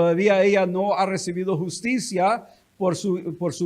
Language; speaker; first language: Spanish; native; Spanish